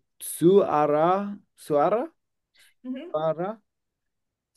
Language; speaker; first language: Indonesian; non-native, learner; English